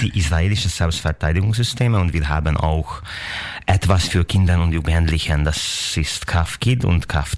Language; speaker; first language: German; non-native, fluent; Hungarian